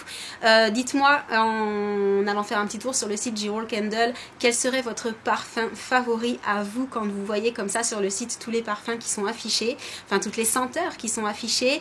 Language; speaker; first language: French; native; French